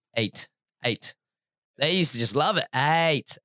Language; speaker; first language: English; native; English